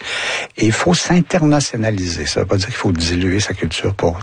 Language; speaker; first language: French; native; French